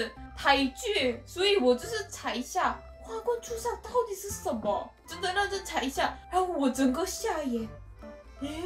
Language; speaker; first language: Chinese; non-native, fluent; Korean